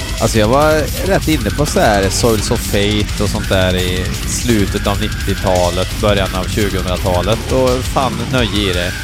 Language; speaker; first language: Swedish; native; Swedish